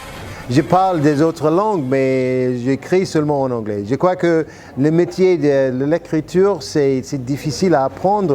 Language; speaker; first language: French; non-native, fluent; English